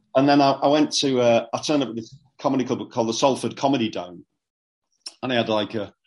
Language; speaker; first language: English; native; English